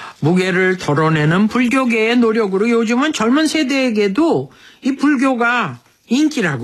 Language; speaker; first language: Korean; native; Korean